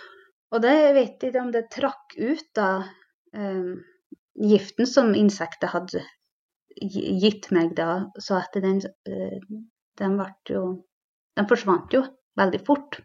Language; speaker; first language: Norwegian; non-native, local second language; Northern Sami